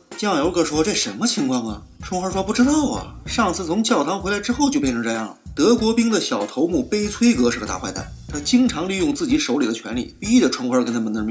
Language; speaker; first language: Chinese; native; Chinese